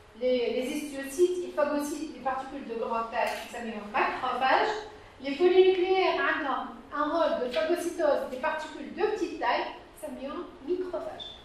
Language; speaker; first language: French; non-native, local second language; Arabic